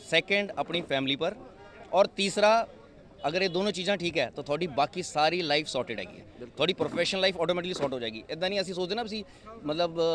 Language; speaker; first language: Hindi; non-native, local second language; Punjabi